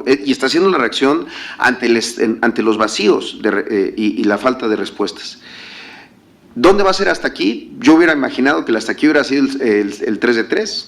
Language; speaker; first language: Spanish; native; Spanish